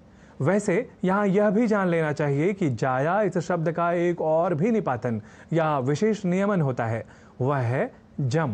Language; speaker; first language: Hindi; native; Hindi